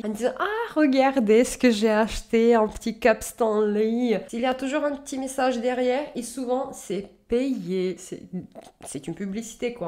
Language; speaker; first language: French; native; French